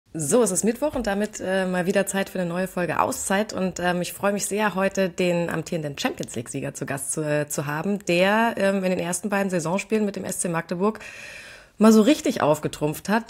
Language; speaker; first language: German; native; German